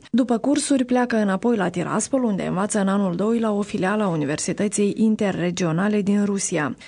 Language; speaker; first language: Romanian; native; Romanian